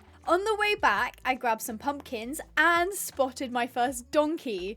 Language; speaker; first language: English; native; English